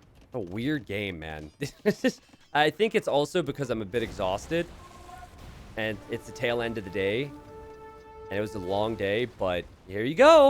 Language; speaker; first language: English; native; English